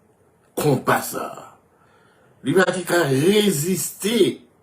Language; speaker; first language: French; non-native, local second language; Haitian Creole